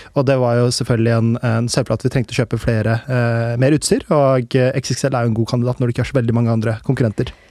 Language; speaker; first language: Norwegian; early bilingual, other home language; Urdu